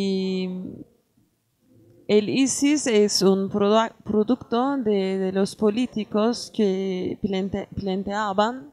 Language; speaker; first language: Spanish; non-native, learner; Kurdish